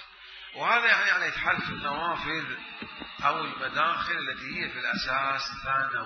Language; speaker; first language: Arabic; native; Arabic